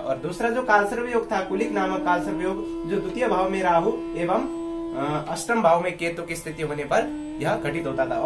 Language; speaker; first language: Hindi; native; Hindi